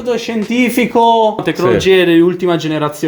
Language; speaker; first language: Italian; native; Italian